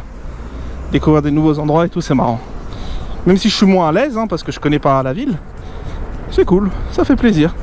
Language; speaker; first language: French; native; French